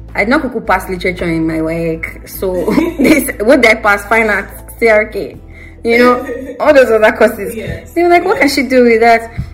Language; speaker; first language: English; non-native, local second language; Yoruba